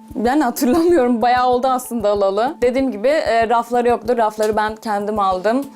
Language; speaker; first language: Turkish; native; Turkish